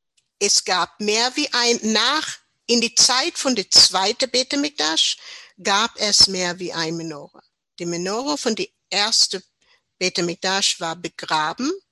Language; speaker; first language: German; non-native, learner; English